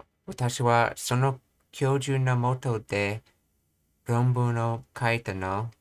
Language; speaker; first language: Japanese; non-native, learner; English